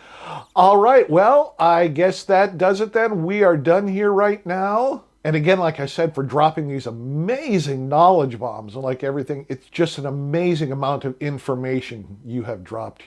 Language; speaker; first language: English; native; English